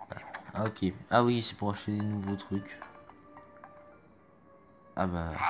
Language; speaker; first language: French; native; French